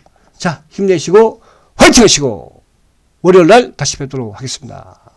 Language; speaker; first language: Korean; native; Korean